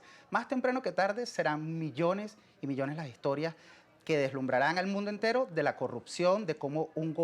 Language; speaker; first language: Spanish; native; Spanish